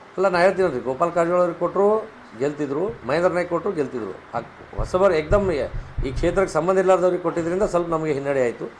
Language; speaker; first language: Kannada; non-native, local second language; Lambadi